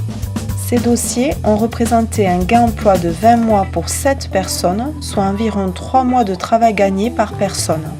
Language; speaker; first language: French; native; French